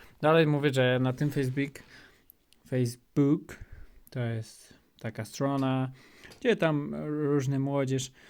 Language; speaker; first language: Polish; non-native, learner; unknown